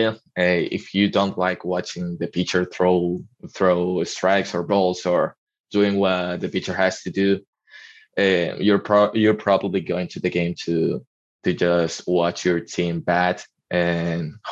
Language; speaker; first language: English; non-native, fluent; Spanish